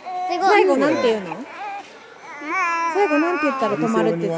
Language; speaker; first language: Japanese; native; Japanese